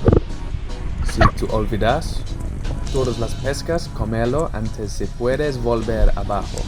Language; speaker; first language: Spanish; non-native, learner; English